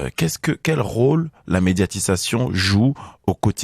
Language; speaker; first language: French; native; French